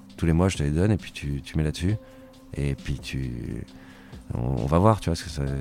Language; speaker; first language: French; native; French